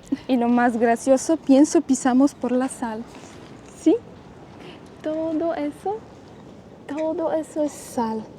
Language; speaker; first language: Spanish; non-native, fluent; Polish